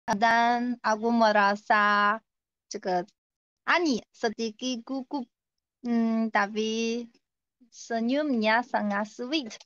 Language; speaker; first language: Indonesian; non-native, learner; Chinese